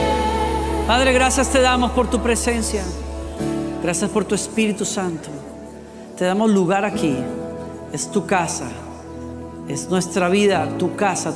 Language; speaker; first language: Spanish; native; Spanish